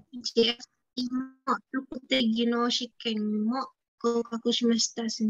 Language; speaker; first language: Japanese; non-native, learner; Indonesian